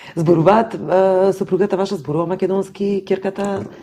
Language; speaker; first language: Macedonian; native; Macedonian